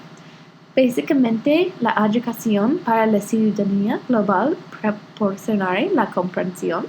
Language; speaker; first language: Spanish; non-native, learner; English